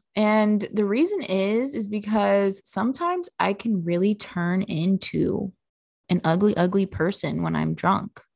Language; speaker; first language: English; native; English